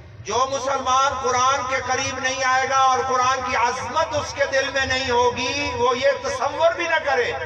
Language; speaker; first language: Urdu; non-native, local second language; Punjabi